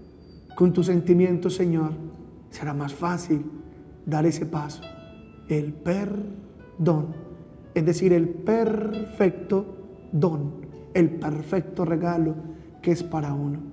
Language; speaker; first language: Spanish; native; Spanish